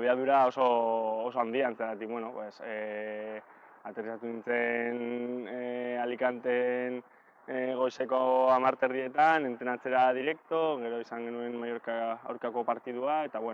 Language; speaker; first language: Basque; non-native, local second language; Spanish